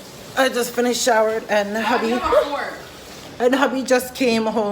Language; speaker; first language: English; native; English